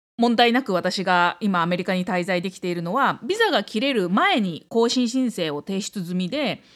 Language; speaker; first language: Japanese; native; Japanese